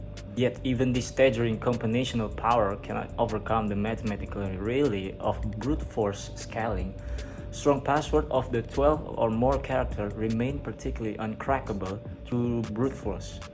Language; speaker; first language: English; non-native, learner; Indonesian